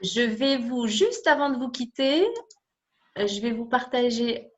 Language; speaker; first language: French; native; French